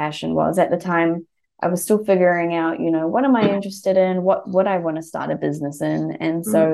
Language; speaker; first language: English; native; English